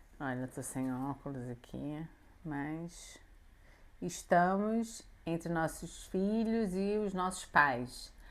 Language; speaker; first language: Portuguese; native; Portuguese